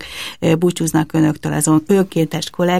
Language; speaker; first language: Hungarian; native; Hungarian